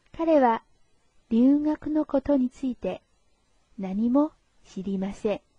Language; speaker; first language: Japanese; non-native, fluent; Chinese